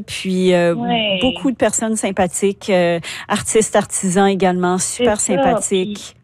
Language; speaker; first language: French; native; French